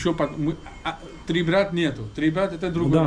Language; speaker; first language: Russian; non-native, learner; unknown